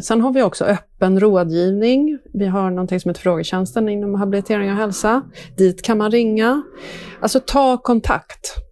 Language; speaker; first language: Swedish; native; Swedish